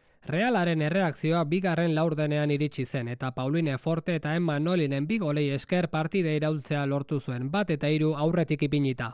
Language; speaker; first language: Basque; native; Basque